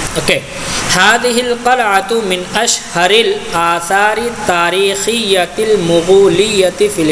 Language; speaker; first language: Arabic; non-native, fluent; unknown